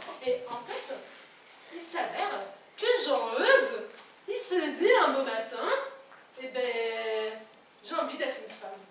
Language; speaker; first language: French; native; French